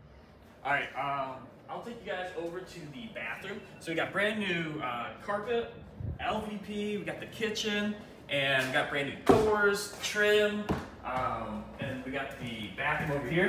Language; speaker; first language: English; native; English